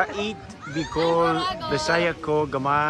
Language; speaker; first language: Filipino; non-native, learner; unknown